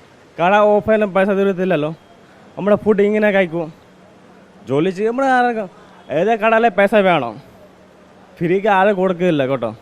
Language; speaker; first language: Malayalam; non-native, learner; Hindi